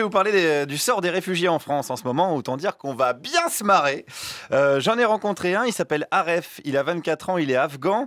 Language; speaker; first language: French; native; French